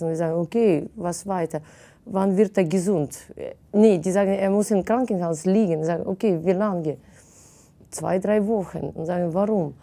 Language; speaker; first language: German; non-native, fluent; Russian